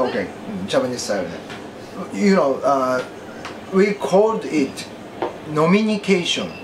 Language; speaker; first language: English; non-native, learner; Japanese